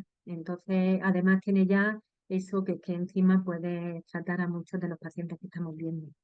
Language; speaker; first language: Spanish; native; Spanish